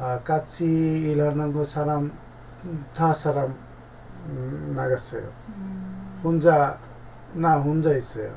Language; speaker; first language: Korean; non-native, learner; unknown